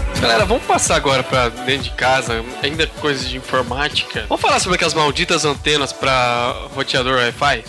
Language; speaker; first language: Portuguese; native; Portuguese